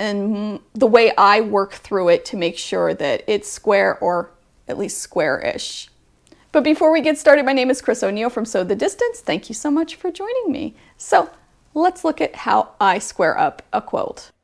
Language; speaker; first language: English; native; English